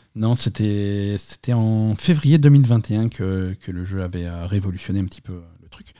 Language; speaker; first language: French; native; French